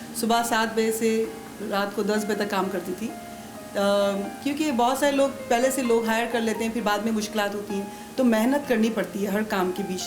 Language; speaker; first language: Urdu; native; Urdu